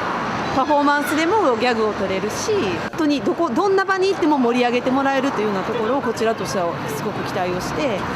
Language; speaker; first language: Japanese; native; Japanese